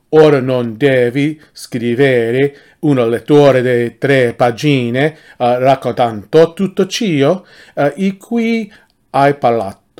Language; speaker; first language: Italian; non-native, learner; English